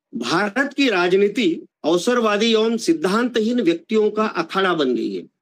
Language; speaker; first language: Hindi; non-native, local second language; Marathi